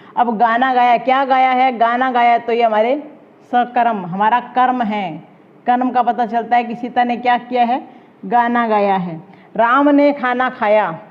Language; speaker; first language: Hindi; native; Hindi